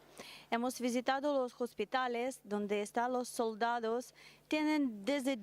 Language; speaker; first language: Spanish; non-native, learner; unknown